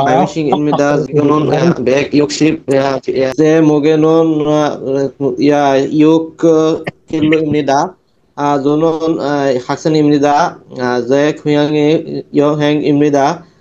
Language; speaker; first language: Korean; non-native, learner; Bangla